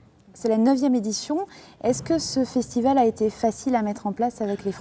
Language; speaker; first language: French; native; French